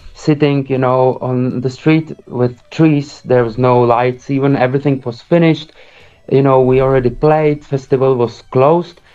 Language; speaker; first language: English; early bilingual, other home language; Czech